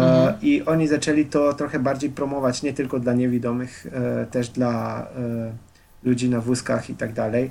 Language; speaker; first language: Polish; non-native, fluent; Slovenian